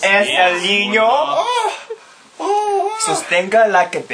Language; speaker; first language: Spanish; non-native, learner; English